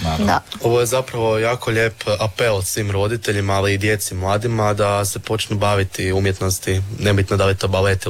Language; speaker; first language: Serbian; native; Serbian